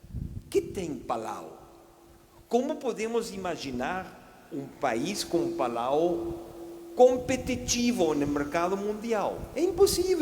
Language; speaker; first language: Portuguese; non-native, fluent; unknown